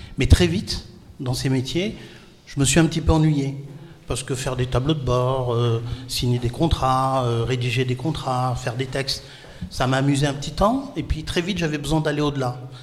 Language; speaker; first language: French; non-native, local second language; Arabic